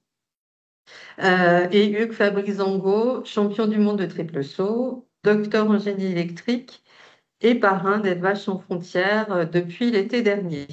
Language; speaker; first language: French; native; French